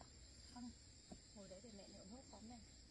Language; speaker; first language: Vietnamese; native; Vietnamese